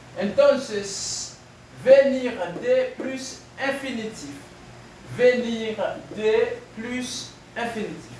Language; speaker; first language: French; non-native, fluent; Spanish